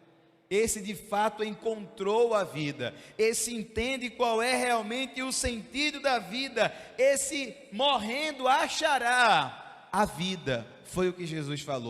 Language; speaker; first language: Portuguese; native; Portuguese